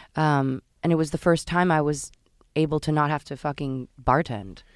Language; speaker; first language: English; native; English